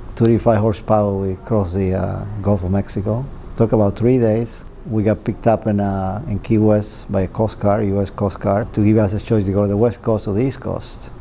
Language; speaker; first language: English; non-native, fluent; Spanish